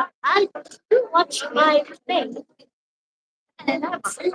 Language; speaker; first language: English; non-native, learner; Arabic